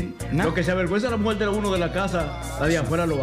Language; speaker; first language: Spanish; native; Spanish